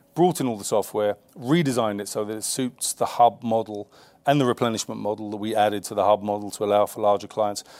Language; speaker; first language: English; native; English